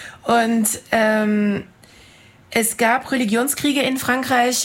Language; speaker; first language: German; non-native, fluent; French